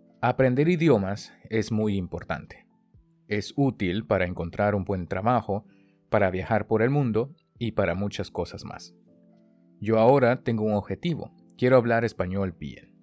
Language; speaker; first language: Spanish; non-native, fluent; Chinese